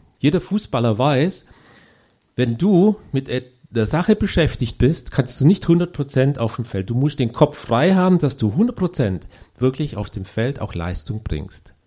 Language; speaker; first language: German; native; German